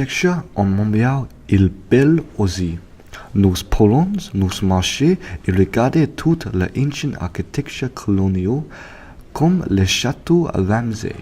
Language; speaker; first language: French; non-native, learner; English